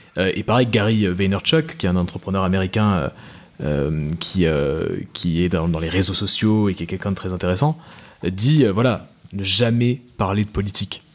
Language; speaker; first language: French; native; French